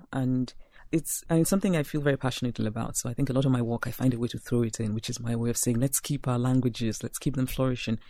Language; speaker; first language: English; non-native, local second language; Igbo